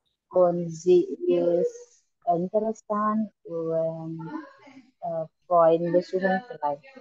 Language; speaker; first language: German; non-native, learner; Indonesian